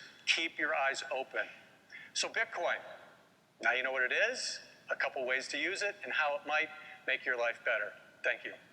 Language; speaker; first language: English; native; English